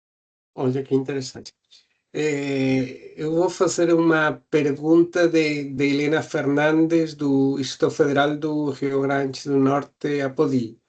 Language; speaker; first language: Portuguese; non-native, fluent; Spanish